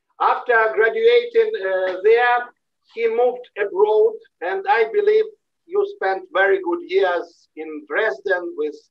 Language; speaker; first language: English; non-native, fluent; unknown